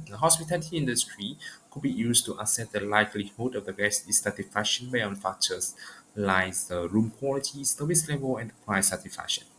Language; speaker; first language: English; non-native, learner; Vietnamese